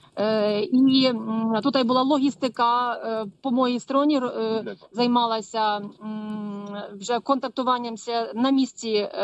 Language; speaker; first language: Ukrainian; non-native, fluent; Polish